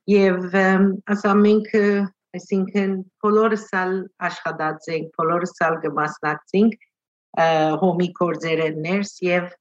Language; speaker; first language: Armenian; early bilingual, heritage; Armenian